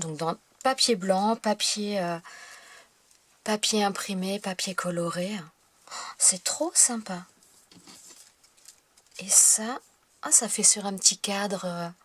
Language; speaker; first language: French; native; French